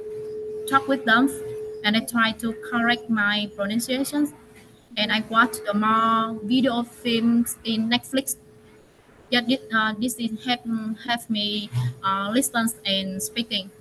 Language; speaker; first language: English; non-native, learner; Vietnamese